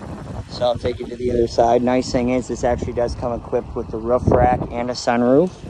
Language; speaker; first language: English; native; English